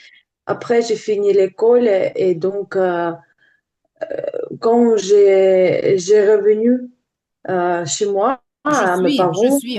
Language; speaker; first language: French; non-native, learner; Ukrainian